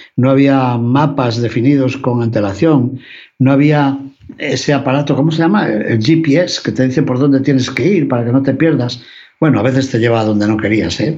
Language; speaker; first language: Spanish; native; Spanish